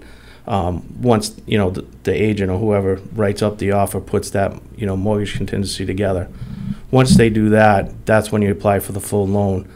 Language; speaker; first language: English; native; English